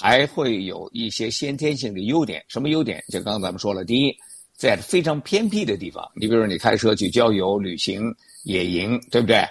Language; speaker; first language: Chinese; native; Chinese